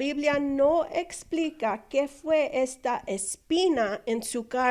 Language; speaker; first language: Spanish; non-native, fluent; English